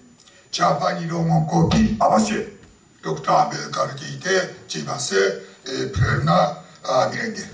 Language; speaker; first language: Hindi; non-native, fluent; Japanese